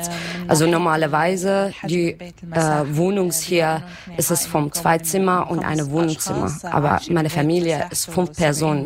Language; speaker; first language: German; non-native, learner; Arabic